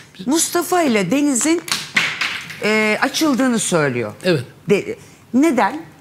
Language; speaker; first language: Turkish; native; Turkish